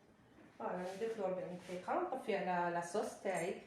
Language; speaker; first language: Arabic; native; Arabic